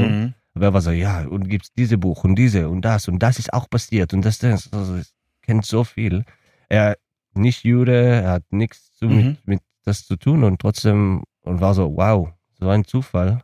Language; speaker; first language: German; non-native, learner; Hebrew